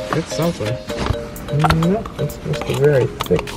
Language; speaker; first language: English; native; English